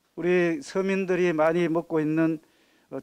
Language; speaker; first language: Korean; native; Korean